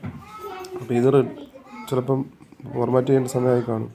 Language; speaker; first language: Malayalam; native; Malayalam